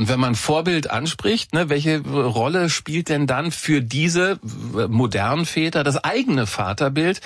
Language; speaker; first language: German; native; German